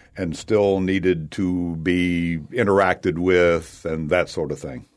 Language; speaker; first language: English; native; English